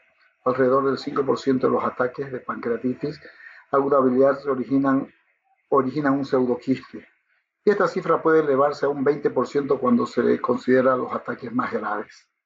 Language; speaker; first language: Spanish; native; Spanish